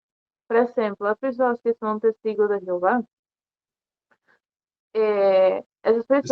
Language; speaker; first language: Portuguese; non-native, learner; Spanish